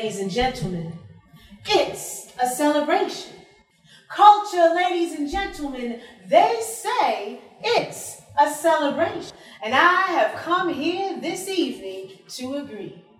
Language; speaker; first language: English; native; English